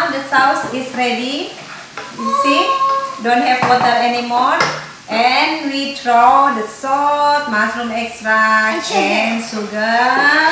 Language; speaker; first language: English; non-native, learner; Indonesian